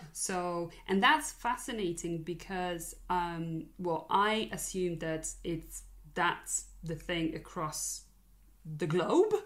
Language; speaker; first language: English; non-native, fluent; Polish